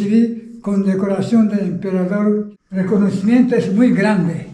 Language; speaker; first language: Spanish; non-native, fluent; Japanese